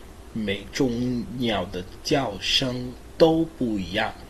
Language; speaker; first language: Chinese; non-native, learner; English